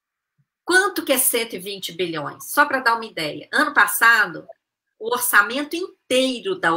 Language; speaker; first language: Portuguese; native; Portuguese